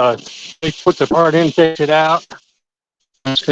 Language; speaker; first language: English; native; English